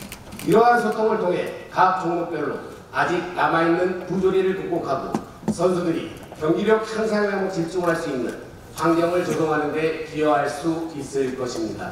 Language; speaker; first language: Korean; native; Korean